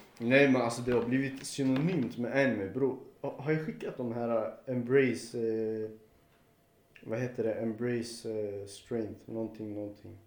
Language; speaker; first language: Swedish; early bilingual, other home language; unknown